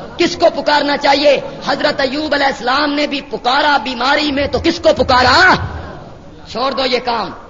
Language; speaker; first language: Urdu; non-native, local second language; Punjabi